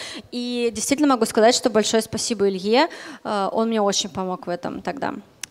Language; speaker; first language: Russian; native; Russian